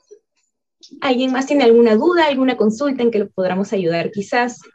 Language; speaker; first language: Spanish; native; Spanish